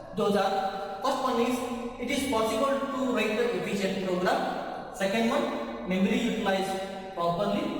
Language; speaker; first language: English; non-native, local second language; Kannada